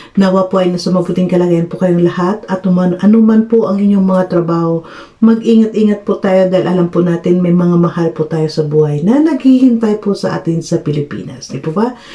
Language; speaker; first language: Filipino; native; Filipino